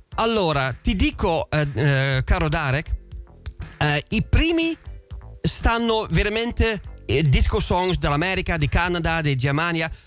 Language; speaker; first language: Italian; non-native, fluent; Dutch